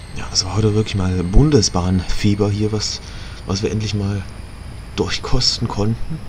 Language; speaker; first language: German; native; German